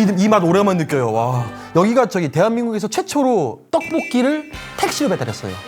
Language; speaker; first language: Korean; native; Korean